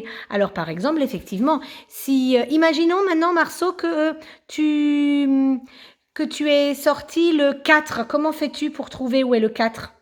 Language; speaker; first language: French; native; French